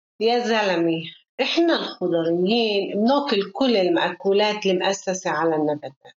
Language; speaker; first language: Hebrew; non-native, local second language; Arabic